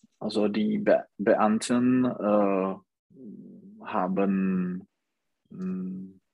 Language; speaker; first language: German; non-native, learner; Czech